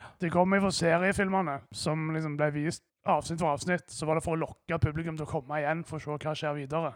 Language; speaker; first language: Norwegian; native; Norwegian